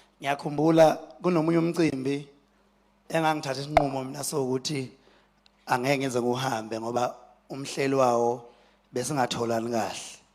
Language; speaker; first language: Zulu; native; Zulu